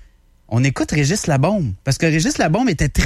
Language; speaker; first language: French; native; French